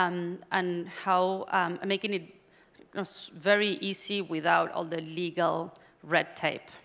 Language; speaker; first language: English; non-native, fluent; Spanish